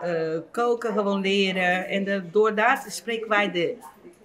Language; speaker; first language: Dutch; non-native, learner; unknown